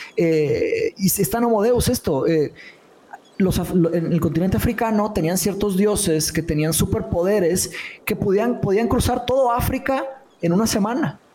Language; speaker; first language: Spanish; early bilingual, other home language; Portuguese